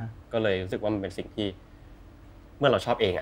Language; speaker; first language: Thai; native; Thai